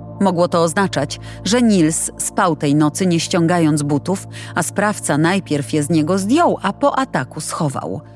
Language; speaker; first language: Polish; native; Polish